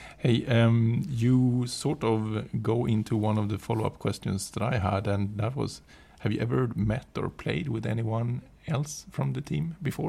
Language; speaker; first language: English; non-native, fluent; Swedish